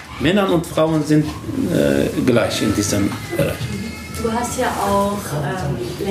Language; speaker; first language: German; non-native, learner; Turkish